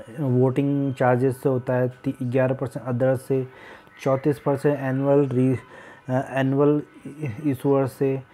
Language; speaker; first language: Hindi; native; Hindi